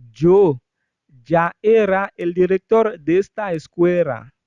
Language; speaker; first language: Spanish; non-native, fluent; Haitian Creole